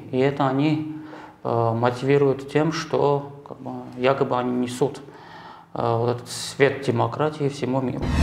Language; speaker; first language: Russian; non-native, local second language; Armenian